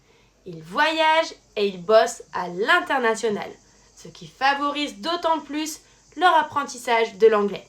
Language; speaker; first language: French; native; French